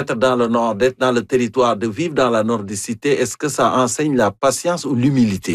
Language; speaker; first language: French; native; French